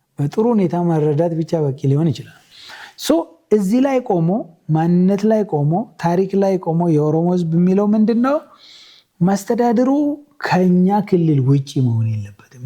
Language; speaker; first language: Amharic; non-native, local second language; Oromo